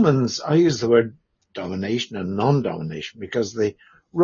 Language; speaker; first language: English; native; English